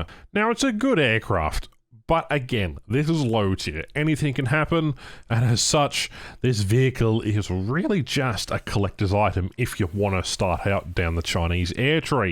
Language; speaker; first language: English; native; English